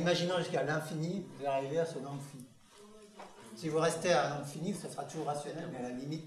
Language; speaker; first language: French; native; French